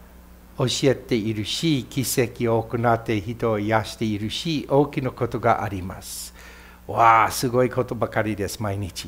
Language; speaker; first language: Japanese; non-native, fluent; English